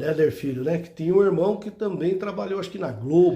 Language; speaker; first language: Portuguese; native; Portuguese